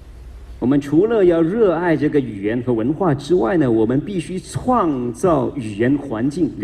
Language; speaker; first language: Chinese; non-native, fluent; Madurese